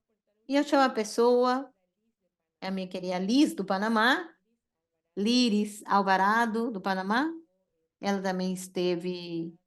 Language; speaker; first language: Portuguese; non-native, fluent; Spanish